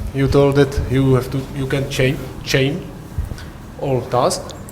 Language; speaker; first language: English; non-native, fluent; Czech